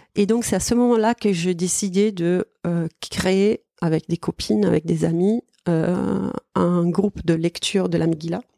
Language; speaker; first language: French; non-native, fluent; Italian